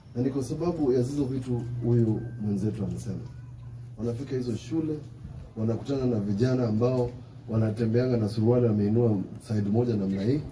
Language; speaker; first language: Swahili; non-native, local second language; Kamba